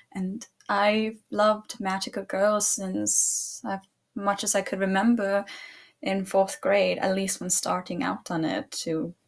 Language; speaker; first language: English; early bilingual, other home language; Spanish